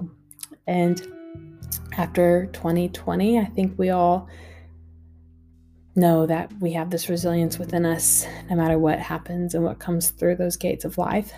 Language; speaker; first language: English; native; English